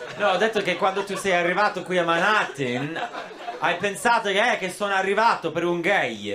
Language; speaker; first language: Italian; non-native, learner; English